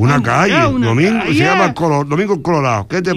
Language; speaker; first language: Spanish; native; Spanish